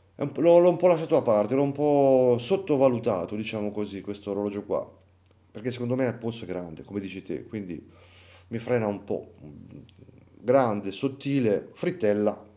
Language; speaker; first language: Italian; native; Italian